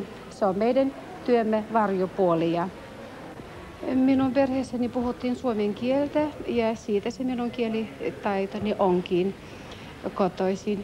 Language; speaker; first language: Finnish; early bilingual, heritage; Finnish